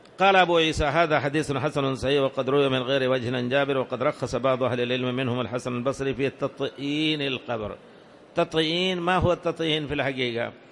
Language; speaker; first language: Arabic; non-native, fluent; Urdu